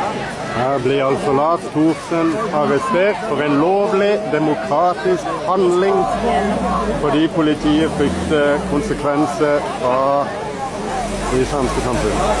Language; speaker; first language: Norwegian; native; Norwegian